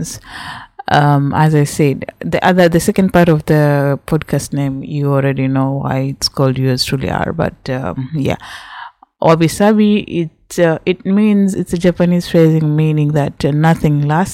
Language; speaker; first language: English; non-native, local second language; Swahili